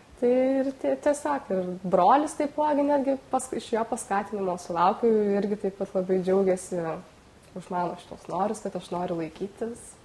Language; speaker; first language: Lithuanian; native; Lithuanian